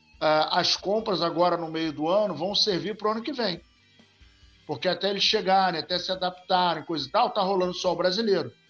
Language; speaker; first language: Portuguese; native; Portuguese